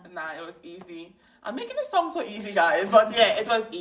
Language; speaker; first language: English; native; English